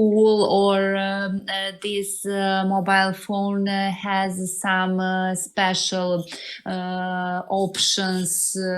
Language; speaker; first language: English; non-native, learner; Serbian